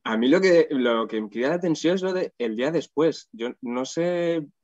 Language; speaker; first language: Spanish; non-native, local second language; Catalan